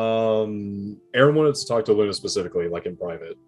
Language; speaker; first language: English; native; English